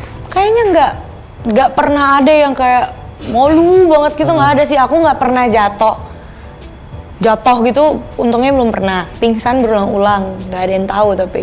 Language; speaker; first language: Indonesian; native; Indonesian